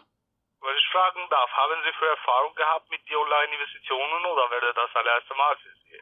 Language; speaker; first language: German; non-native, learner; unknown